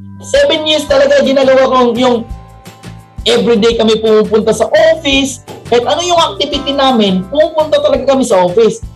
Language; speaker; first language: Filipino; non-native, local second language; Cebuano